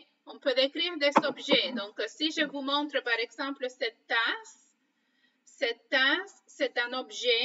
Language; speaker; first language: French; non-native, fluent; Spanish